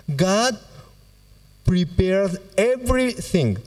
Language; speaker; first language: English; non-native, fluent; Japanese